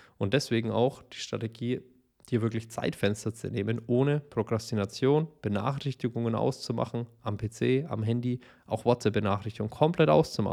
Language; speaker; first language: German; native; German